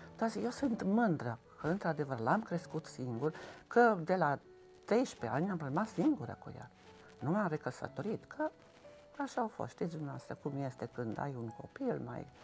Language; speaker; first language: Romanian; non-native, local second language; Hungarian